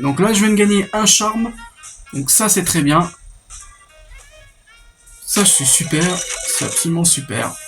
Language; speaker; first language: French; native; French